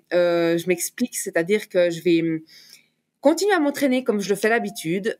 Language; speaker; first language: French; native; French